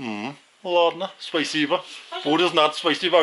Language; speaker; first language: Russian; non-native, fluent; English